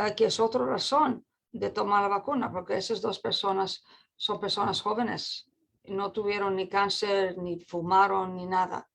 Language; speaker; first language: Spanish; non-native, fluent; English